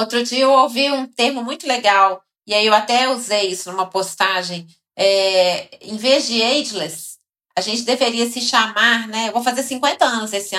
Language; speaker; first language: Portuguese; native; Portuguese